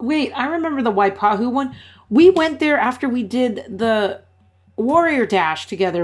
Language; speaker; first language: English; native; English